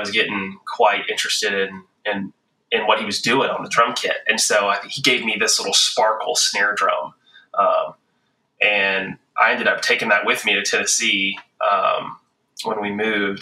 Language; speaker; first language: English; native; English